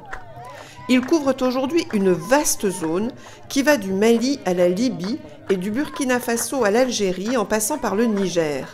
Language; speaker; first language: French; native; French